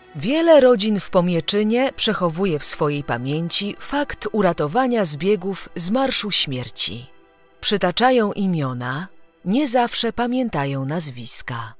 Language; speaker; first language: Polish; native; Polish